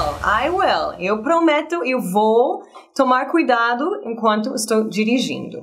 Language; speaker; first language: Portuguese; non-native, fluent; English